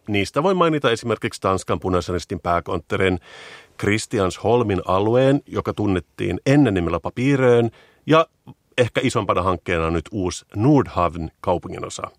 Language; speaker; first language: Finnish; native; Finnish